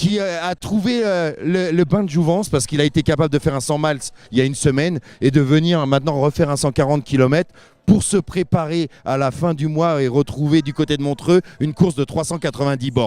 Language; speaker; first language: French; native; French